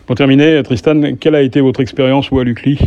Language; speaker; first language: French; native; French